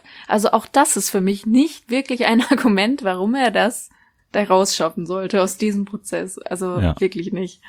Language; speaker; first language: German; native; German